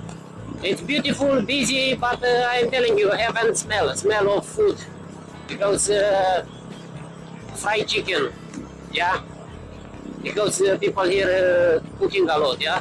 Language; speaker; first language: English; non-native, learner; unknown